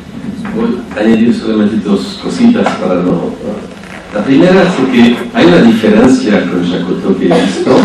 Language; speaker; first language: Spanish; non-native, fluent; French